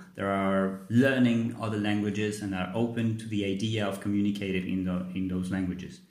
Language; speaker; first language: English; non-native, fluent; Spanish